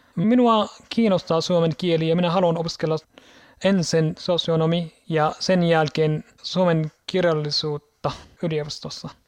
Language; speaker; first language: Finnish; non-native, learner; Arabic